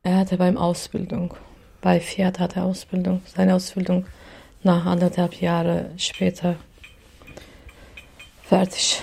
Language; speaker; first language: German; non-native, learner; Turkish